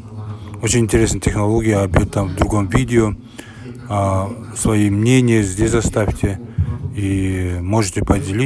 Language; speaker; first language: Russian; non-native, local second language; Kyrgyz